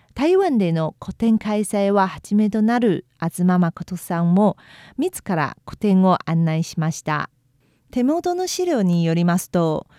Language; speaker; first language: Japanese; non-native, fluent; Chinese